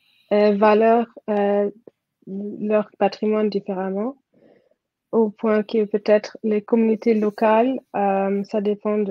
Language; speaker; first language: French; non-native, fluent; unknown